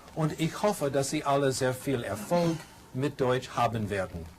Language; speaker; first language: German; non-native, fluent; English